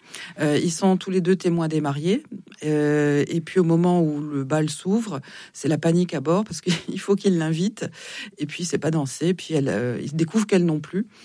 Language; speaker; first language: French; native; French